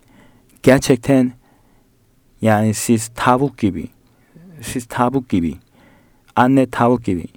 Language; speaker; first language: Turkish; non-native, learner; Korean